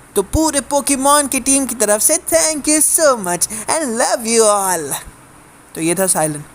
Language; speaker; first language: Hindi; non-native, local second language; Gujarati